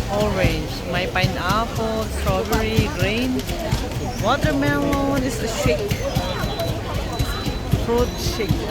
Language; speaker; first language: English; non-native, learner; Filipino